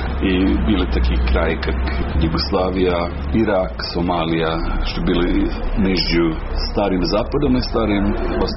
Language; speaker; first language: Russian; non-native, learner; Serbian